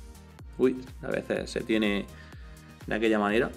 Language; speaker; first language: Spanish; native; Spanish